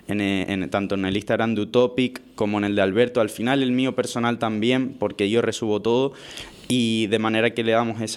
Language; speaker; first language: Spanish; native; Spanish